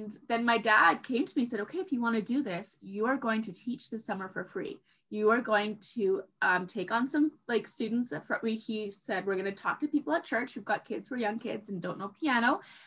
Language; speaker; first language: English; native; English